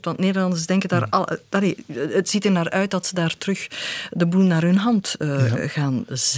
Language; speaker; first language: Dutch; native; Dutch